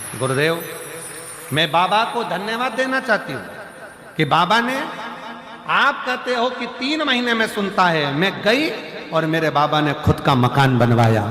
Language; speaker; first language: Hindi; native; Hindi